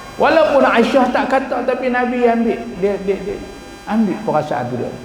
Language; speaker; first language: Malay; native; Malay